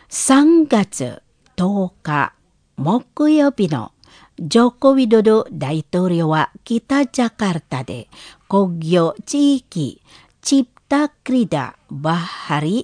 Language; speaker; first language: Japanese; non-native, fluent; Indonesian